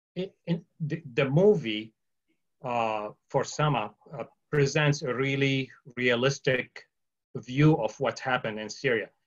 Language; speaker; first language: English; early bilingual, other home language; Arabic